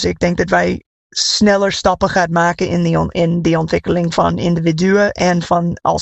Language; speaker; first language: Dutch; non-native, fluent; English